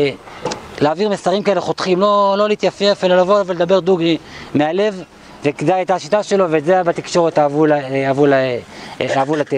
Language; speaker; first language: Hebrew; native; Hebrew